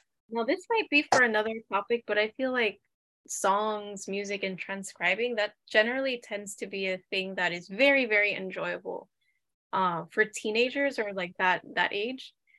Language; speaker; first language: English; native; English